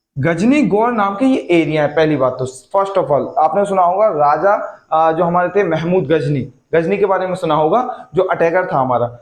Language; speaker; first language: Hindi; native; Hindi